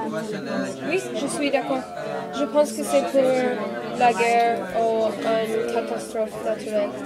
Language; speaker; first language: French; non-native, learner; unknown